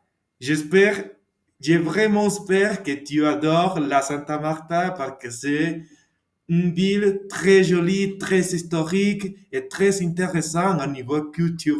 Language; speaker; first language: French; non-native, learner; Spanish